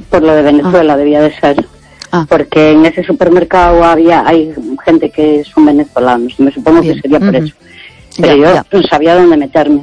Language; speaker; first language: Spanish; native; Spanish